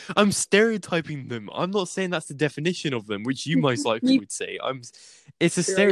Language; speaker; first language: English; native; English